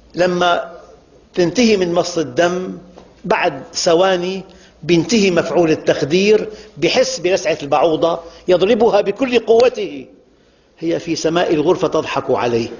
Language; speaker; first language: Arabic; native; Arabic